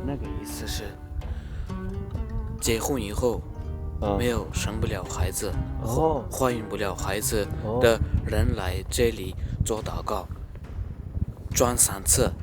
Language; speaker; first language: Chinese; non-native, fluent; Turkmen